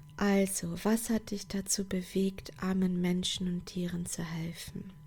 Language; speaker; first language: German; non-native, fluent; Portuguese